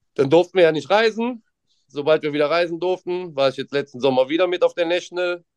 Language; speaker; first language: German; native; German